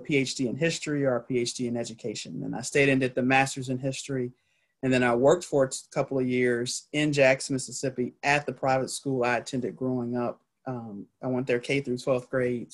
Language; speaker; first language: English; native; English